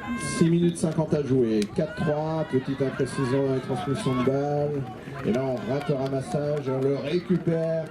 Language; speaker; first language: French; native; French